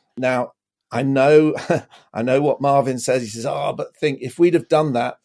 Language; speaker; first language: English; native; English